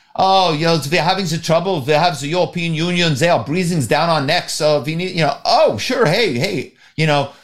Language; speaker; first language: English; native; English